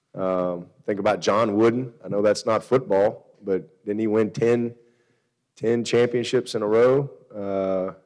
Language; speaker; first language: English; native; English